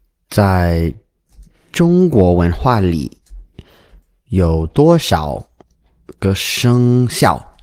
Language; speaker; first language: Chinese; non-native, learner; English